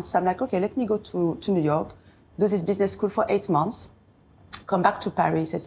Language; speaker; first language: English; non-native, fluent; French